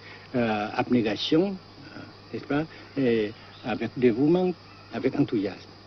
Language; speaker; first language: French; non-native, fluent; Vietnamese